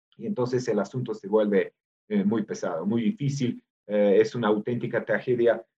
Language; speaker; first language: Spanish; non-native, fluent; Serbian